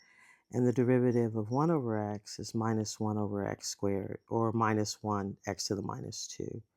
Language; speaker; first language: English; native; English